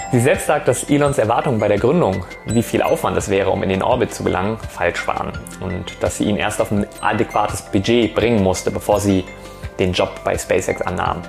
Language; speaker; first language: German; native; German